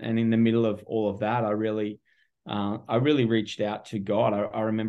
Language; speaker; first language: English; native; English